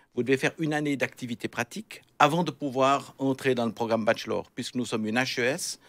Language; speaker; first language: French; native; French